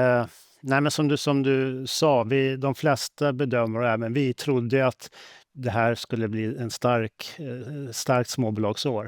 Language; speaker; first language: Swedish; native; Swedish